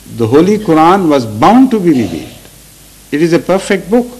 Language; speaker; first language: English; non-native, local second language; Urdu